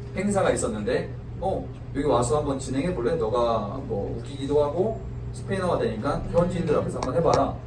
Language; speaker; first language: Korean; native; Korean